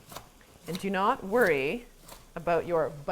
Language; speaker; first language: English; native; English